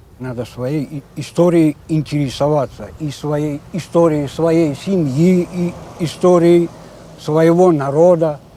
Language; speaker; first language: Russian; non-native, local second language; Crimean Tatar